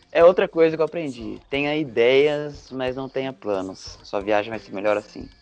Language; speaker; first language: Portuguese; native; Portuguese